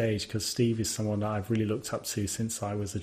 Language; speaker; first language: English; native; English